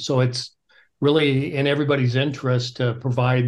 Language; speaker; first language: English; native; English